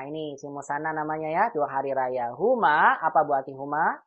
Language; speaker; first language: Indonesian; native; Indonesian